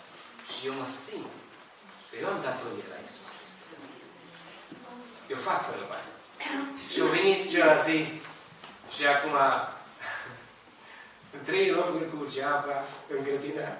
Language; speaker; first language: Romanian; non-native, learner; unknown